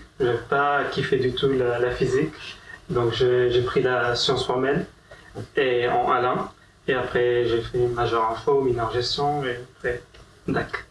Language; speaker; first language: French; non-native, fluent; Arabic